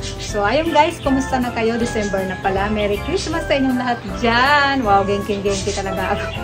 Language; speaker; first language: Filipino; non-native, local second language; Bikol